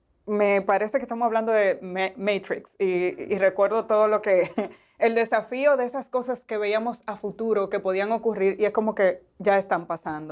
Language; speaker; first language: Spanish; native; Spanish